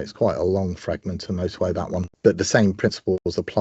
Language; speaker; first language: English; native; English